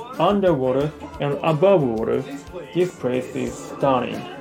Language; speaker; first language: English; non-native, learner; Japanese